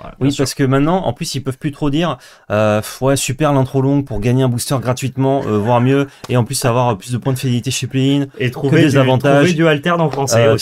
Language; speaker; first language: French; native; French